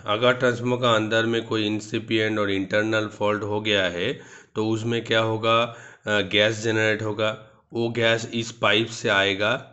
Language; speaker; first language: Hindi; non-native, local second language; Bangla